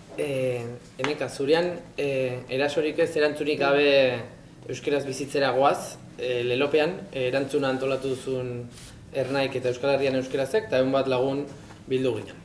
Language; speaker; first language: Basque; native; Basque